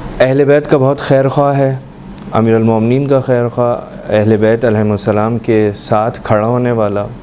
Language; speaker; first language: Urdu; native; Urdu